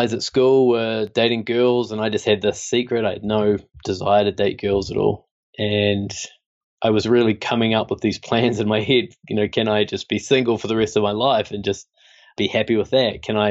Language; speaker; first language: English; native; English